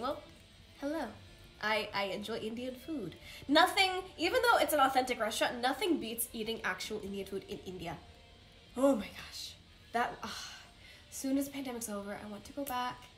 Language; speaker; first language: English; native; English